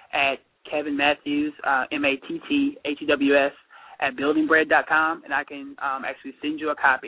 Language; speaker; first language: English; native; English